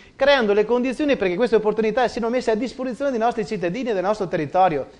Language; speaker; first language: Italian; native; Italian